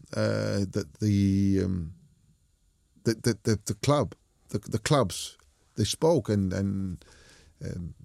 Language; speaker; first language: English; non-native, fluent; Danish